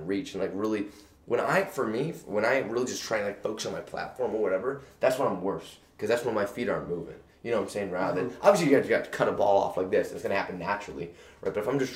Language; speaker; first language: English; native; English